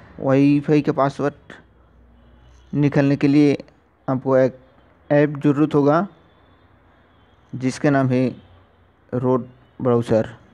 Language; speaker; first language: Hindi; non-native, learner; Bangla